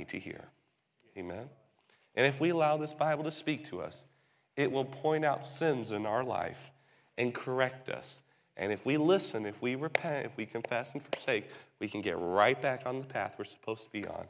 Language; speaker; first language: English; native; English